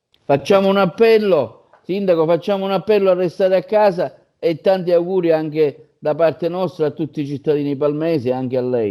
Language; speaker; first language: Italian; native; Italian